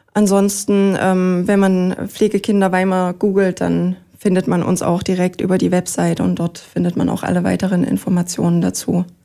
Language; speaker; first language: German; native; German